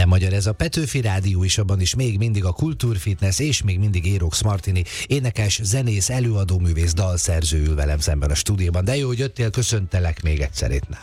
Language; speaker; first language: Hungarian; native; Hungarian